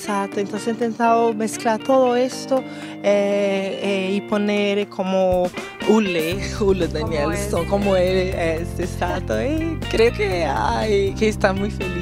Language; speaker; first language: Spanish; non-native, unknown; Portuguese